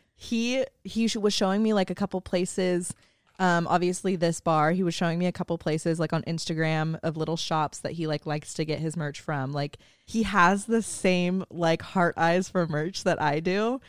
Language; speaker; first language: English; native; English